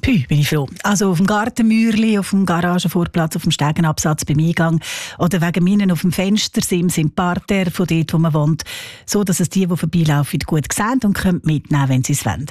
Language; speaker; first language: German; native; German